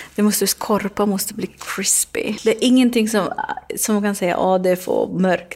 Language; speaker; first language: Swedish; non-native, learner; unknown